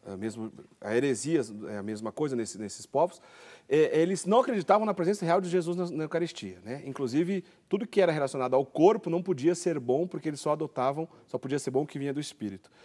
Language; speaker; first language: Portuguese; native; Portuguese